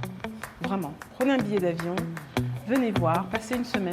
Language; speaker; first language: French; early bilingual, other home language; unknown